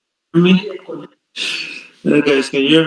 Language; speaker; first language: English; non-native, learner; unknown